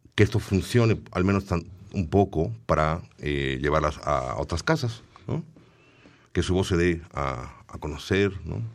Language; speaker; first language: Spanish; native; Spanish